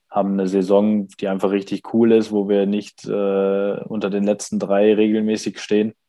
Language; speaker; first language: German; native; German